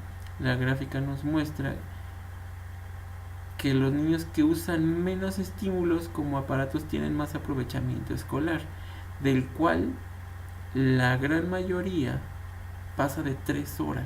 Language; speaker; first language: Spanish; native; Spanish